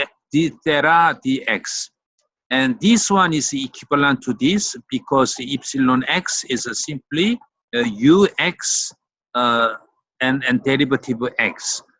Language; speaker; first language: English; non-native, fluent; Korean